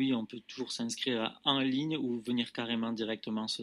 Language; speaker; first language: French; native; French